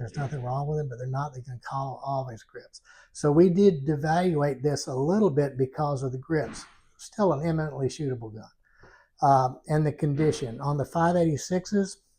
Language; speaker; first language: English; native; English